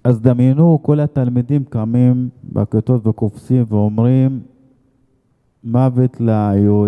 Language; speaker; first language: Hebrew; non-native, fluent; Arabic